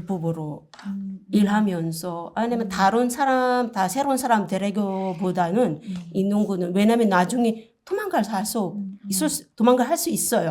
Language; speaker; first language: Korean; non-native, learner; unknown